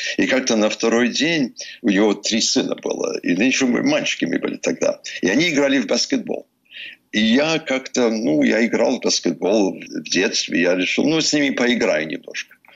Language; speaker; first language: Russian; early bilingual, heritage; English